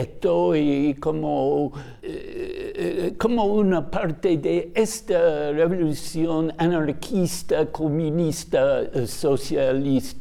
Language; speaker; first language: Spanish; non-native, fluent; English